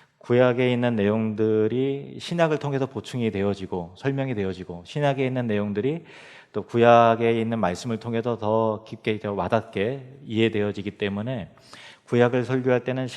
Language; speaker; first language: Korean; native; Korean